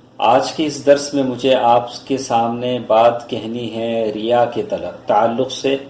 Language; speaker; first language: Urdu; native; Urdu